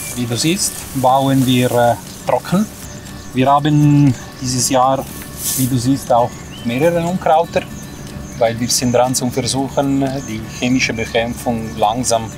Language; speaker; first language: German; non-native, local second language; Italian